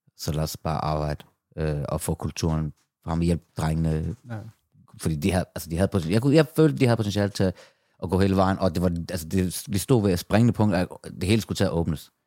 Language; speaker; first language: Danish; early bilingual, other home language; Persian